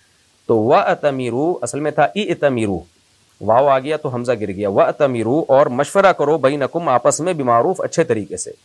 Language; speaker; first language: Urdu; native; Urdu